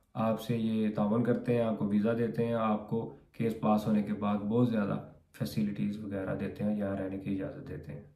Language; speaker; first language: Urdu; non-native, local second language; Punjabi